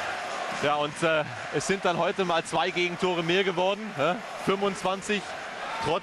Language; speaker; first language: German; native; German